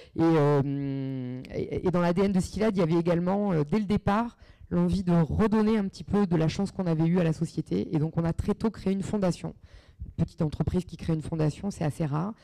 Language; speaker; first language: French; native; French